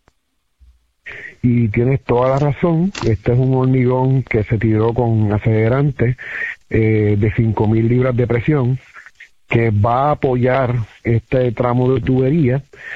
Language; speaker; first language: Spanish; native; Spanish